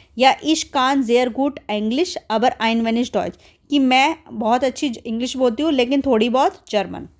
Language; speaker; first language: Hindi; native; Hindi